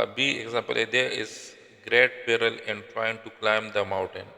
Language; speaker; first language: English; non-native, local second language; Urdu